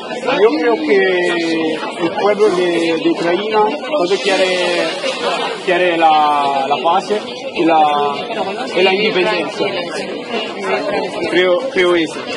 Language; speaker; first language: Spanish; non-native, learner; Italian